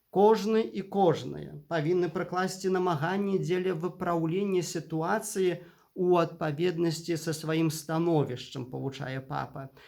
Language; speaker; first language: Belarusian; native; Belarusian